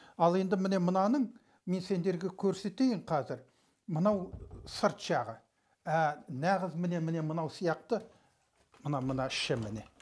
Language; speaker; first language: Kazakh; early bilingual, heritage; Kazakh